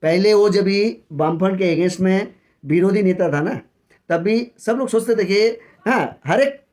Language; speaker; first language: Hindi; non-native, local second language; Bangla